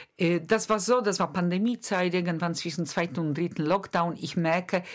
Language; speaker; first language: German; non-native, fluent; Polish